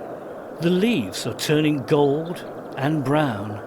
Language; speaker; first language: English; native; English